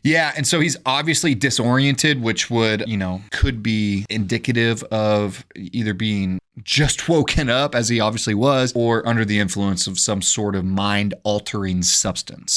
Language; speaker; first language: English; native; English